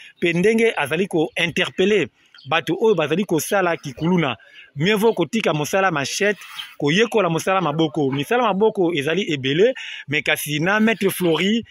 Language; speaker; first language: Lingala; native; Lingala